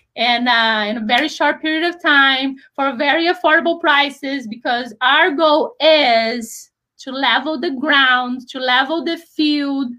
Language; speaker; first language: English; non-native, fluent; Portuguese